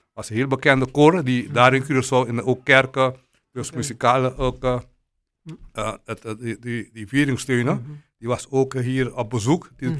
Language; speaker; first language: Dutch; non-native, local second language; Papiamento